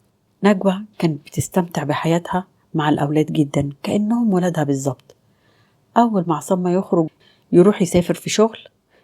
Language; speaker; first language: Arabic; native; Arabic